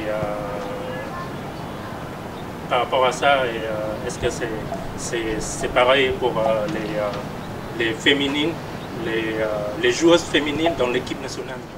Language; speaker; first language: French; non-native, learner; Vietnamese